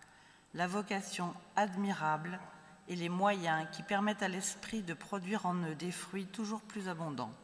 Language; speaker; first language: French; native; French